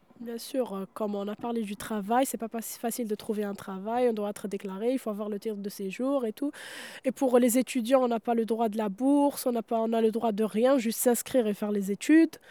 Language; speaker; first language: French; non-native, local second language; Arabic